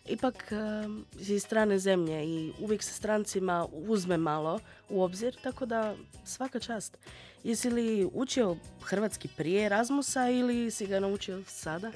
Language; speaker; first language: Serbian; native; Serbian